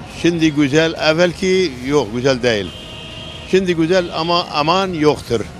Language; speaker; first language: Turkish; non-native, learner; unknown